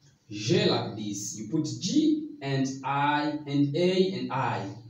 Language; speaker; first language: English; non-native, fluent; Swahili